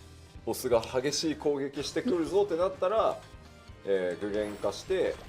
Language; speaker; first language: Japanese; native; Japanese